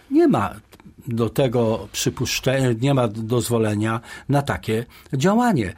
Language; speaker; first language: Polish; native; Polish